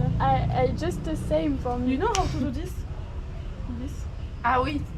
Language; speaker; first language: English; non-native, learner; French